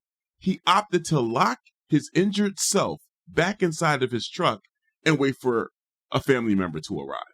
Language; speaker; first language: English; native; English